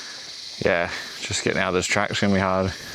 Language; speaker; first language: English; native; English